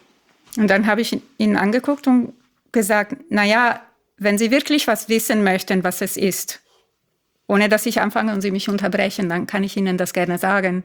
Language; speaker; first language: German; non-native, fluent; Italian